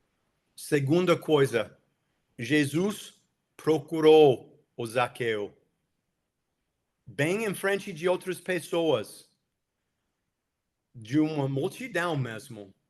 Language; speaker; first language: Portuguese; non-native, fluent; English